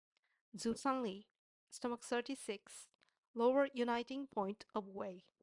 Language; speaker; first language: English; non-native, fluent; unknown